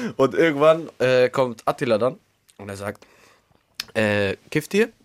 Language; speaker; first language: German; non-native, fluent; Albanian